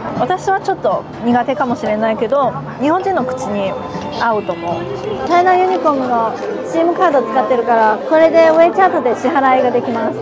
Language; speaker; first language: Japanese; non-native, fluent; Chinese